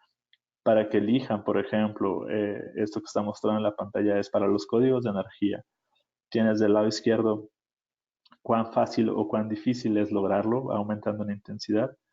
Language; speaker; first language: Spanish; native; Spanish